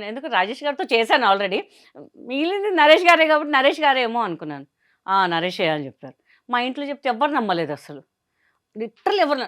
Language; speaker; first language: Telugu; non-native, fluent; Hindi